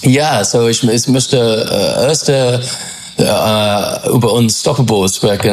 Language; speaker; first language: German; non-native, learner; English